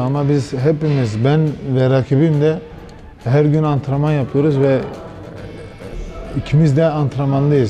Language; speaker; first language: Turkish; early bilingual, heritage; Turkish